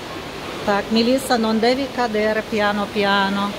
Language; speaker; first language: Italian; non-native, learner; Russian